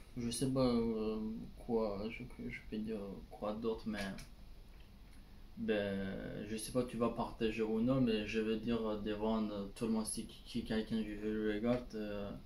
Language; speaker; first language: French; non-native, learner; Turkish